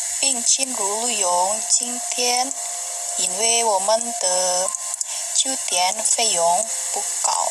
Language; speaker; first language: Chinese; non-native, learner; Indonesian